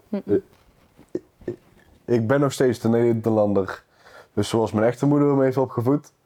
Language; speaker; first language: Dutch; native; Dutch